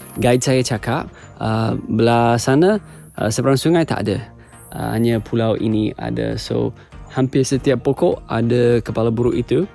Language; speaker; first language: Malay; non-native, fluent; English